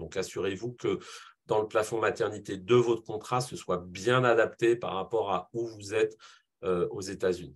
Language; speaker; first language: French; native; French